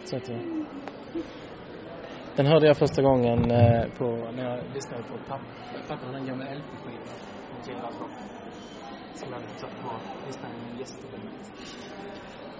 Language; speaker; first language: Swedish; native; Swedish